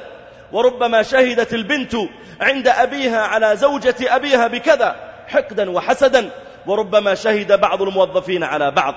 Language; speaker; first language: Arabic; native; Arabic